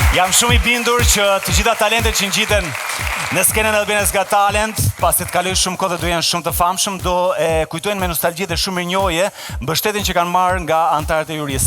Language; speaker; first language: Albanian; native; Albanian